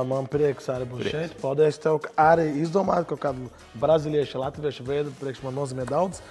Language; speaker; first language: Latvian; non-native, learner; Portuguese